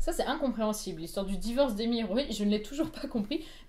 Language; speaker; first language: French; native; French